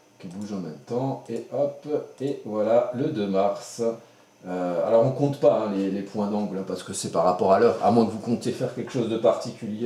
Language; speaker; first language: French; native; French